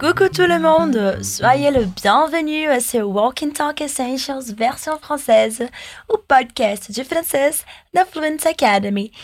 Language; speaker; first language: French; non-native, fluent; Portuguese